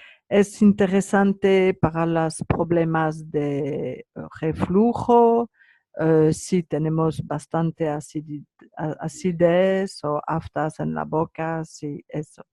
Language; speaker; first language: Spanish; non-native, learner; French